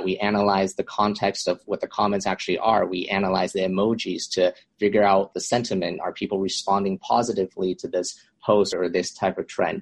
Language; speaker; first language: English; native; English